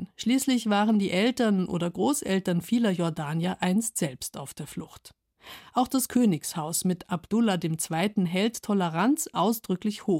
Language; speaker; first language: German; native; German